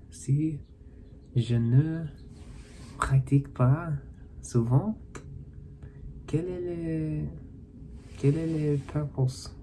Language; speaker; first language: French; non-native, learner; English